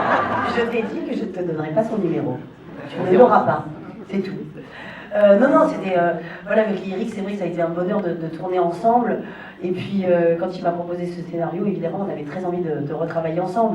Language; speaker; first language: French; native; French